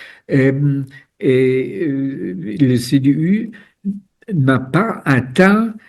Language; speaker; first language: French; non-native, fluent; German